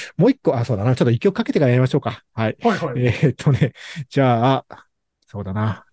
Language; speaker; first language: Japanese; native; Japanese